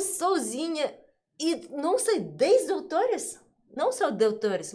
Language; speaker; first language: Portuguese; non-native, learner; Russian